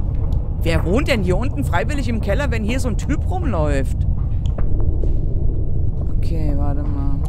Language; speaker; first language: German; native; German